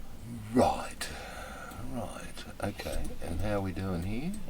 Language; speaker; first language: English; native; English